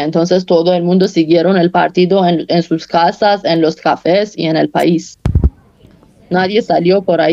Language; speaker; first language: Spanish; non-native, fluent; Persian